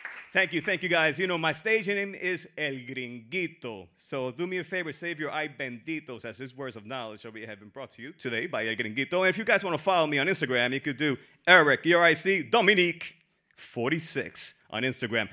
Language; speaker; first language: English; native; English